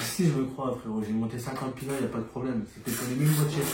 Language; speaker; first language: French; native; French